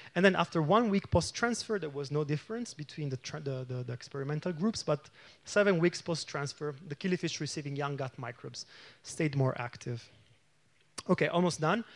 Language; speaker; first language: English; non-native, fluent; Italian